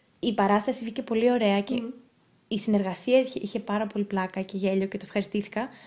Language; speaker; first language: Greek; early bilingual, heritage; Greek